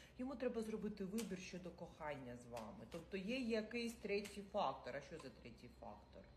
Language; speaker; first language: Ukrainian; non-native, local second language; Russian